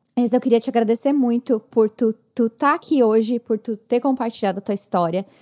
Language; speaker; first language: Portuguese; native; Portuguese